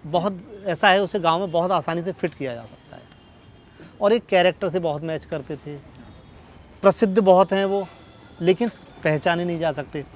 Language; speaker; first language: Hindi; native; Hindi